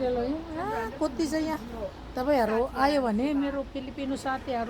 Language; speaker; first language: Nepali; non-native, learner; Filipino